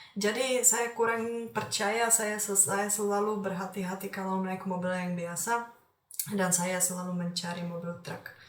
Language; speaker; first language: Indonesian; non-native, fluent; Czech